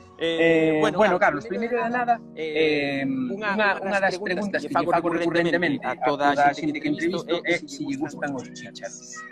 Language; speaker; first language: Galician; non-native, local second language; Spanish